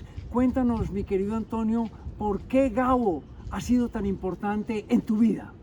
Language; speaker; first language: Spanish; native; Spanish